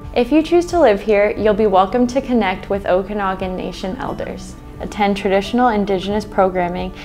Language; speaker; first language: English; native; English